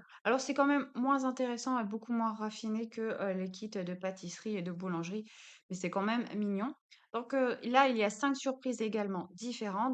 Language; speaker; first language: French; native; French